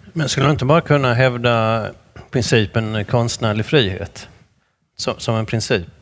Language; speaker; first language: Swedish; native; Swedish